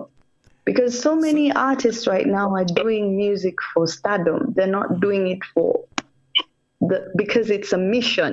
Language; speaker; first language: English; non-native, local second language; Swahili